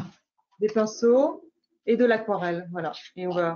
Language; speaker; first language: French; native; French